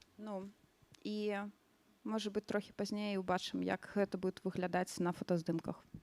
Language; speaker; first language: Belarusian; non-native, local second language; Russian